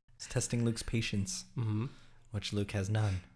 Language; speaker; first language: English; native; English